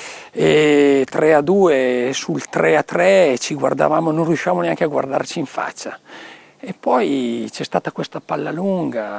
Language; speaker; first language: Italian; native; Italian